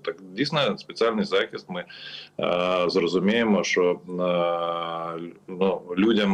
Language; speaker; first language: Ukrainian; non-native, learner; Lithuanian